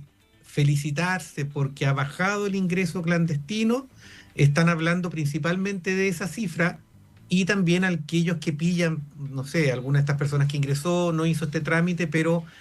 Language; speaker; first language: Spanish; native; Spanish